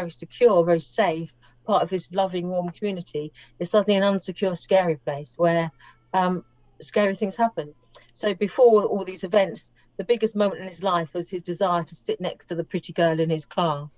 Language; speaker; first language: English; native; English